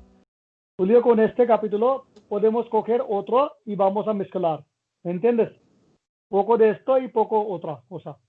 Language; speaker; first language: Spanish; non-native, learner; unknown